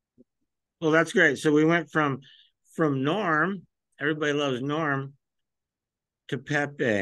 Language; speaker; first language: English; native; English